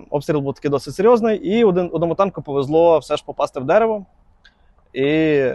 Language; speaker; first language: Ukrainian; native; Ukrainian